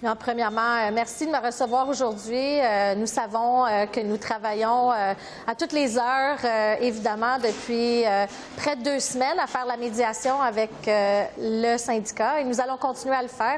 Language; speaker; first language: French; native; French